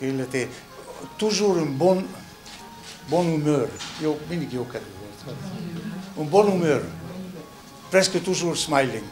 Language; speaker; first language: French; non-native, learner; Hungarian